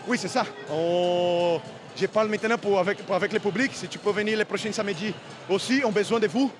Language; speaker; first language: French; non-native, learner; Portuguese